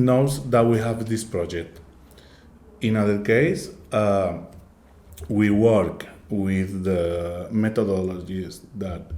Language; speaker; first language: English; non-native, learner; Catalan